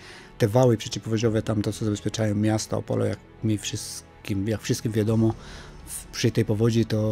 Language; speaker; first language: Polish; non-native, fluent; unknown